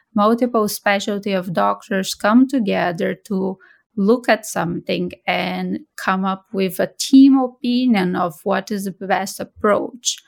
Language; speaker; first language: English; non-native, fluent; Portuguese